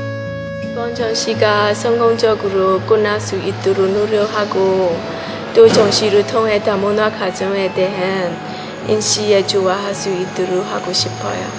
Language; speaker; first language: Korean; non-native, learner; Burmese